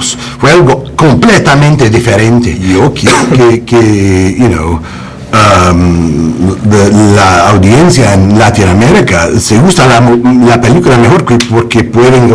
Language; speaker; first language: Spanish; early bilingual, heritage; English